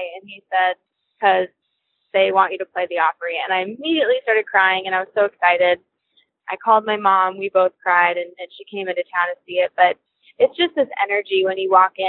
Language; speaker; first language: English; native; English